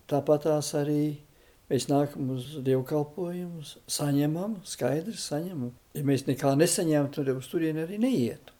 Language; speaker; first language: Latvian; early bilingual, heritage; Latvian